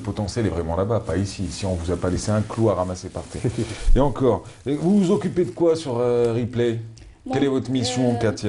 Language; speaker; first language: French; non-native, local second language; Arabic